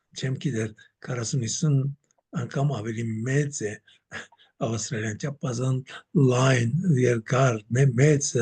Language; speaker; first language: Armenian; early bilingual, heritage; Armenian